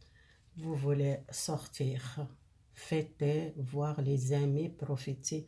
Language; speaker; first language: French; non-native, fluent; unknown